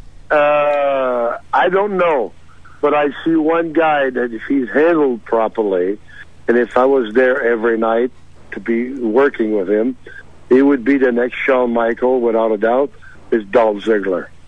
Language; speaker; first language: English; non-native, fluent; French